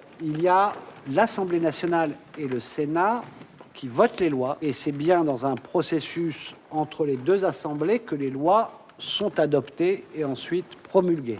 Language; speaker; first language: French; early bilingual, other home language; Arabic